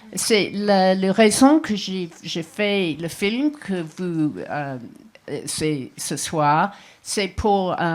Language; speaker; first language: French; non-native, learner; English